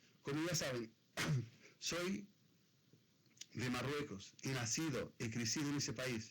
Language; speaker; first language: Spanish; non-native, fluent; Arabic